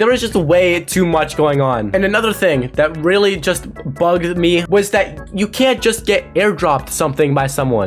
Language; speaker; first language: English; native; English